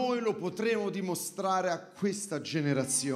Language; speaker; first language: Italian; native; Italian